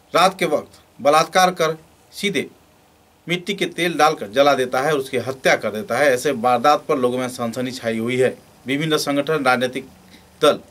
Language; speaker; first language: Hindi; non-native, local second language; Bangla